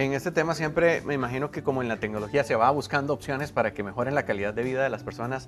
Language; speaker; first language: Spanish; native; Spanish